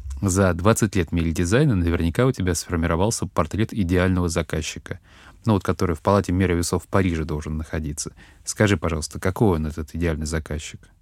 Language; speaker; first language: Russian; native; Russian